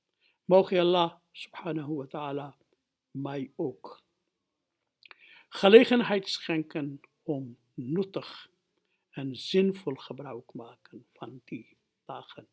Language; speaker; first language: Dutch; non-native, fluent; Urdu